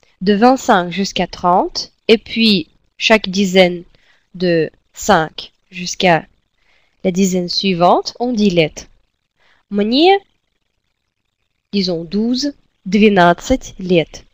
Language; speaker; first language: French; non-native, fluent; Russian